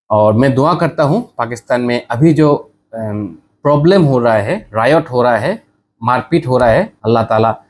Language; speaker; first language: Hindi; non-native, learner; Bangla